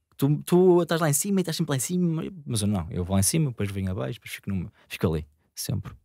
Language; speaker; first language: Portuguese; native; Portuguese